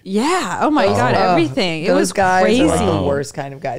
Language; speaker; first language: English; native; English